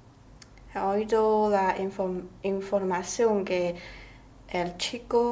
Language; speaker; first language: Spanish; non-native, learner; Chinese